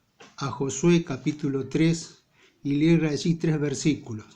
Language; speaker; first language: Spanish; native; Spanish